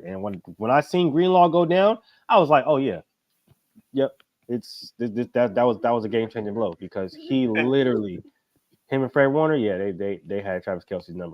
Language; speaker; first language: English; native; English